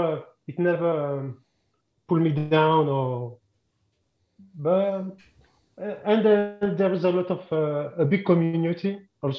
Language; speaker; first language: English; non-native, fluent; French